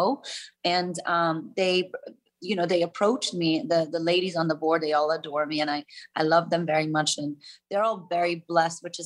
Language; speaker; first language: English; non-native, fluent; German